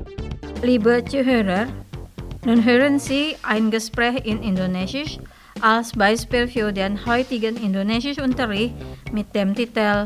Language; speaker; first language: German; non-native, fluent; Indonesian